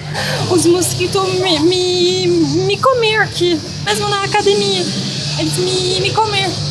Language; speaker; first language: Portuguese; non-native, fluent; French